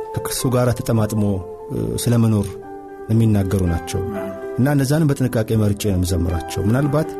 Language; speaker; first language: Amharic; native; Amharic